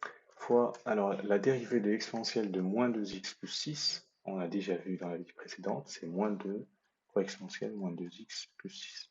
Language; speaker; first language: French; native; French